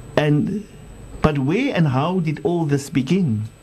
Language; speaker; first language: English; non-native, local second language; Afrikaans